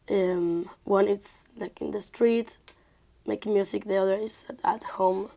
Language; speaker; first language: English; non-native, learner; Spanish